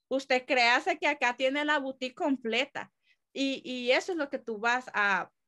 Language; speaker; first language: Spanish; native; Spanish